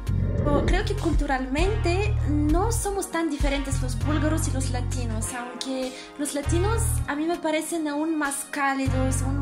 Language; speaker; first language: Spanish; non-native, fluent; Bulgarian